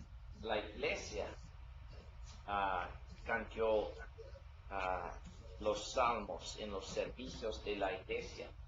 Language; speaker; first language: Spanish; non-native, learner; English